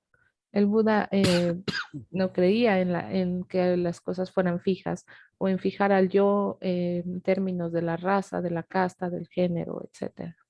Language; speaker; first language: Spanish; native; Spanish